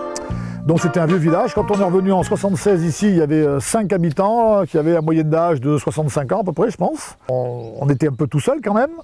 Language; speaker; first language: French; native; French